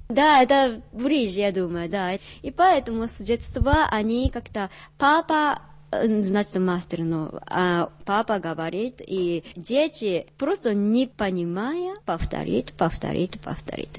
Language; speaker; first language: Russian; non-native, learner; Japanese